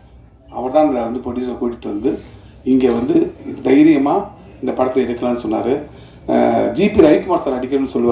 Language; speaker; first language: Tamil; native; Tamil